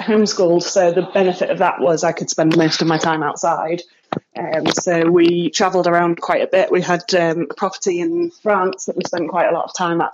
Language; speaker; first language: English; native; English